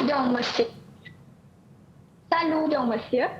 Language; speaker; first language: French; non-native, learner; Malay